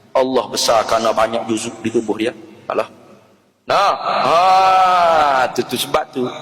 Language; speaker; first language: Malay; native; Malay